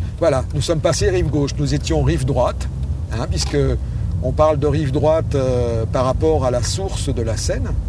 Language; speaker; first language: French; native; French